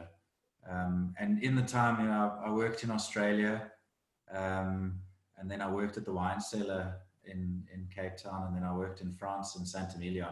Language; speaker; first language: English; native; English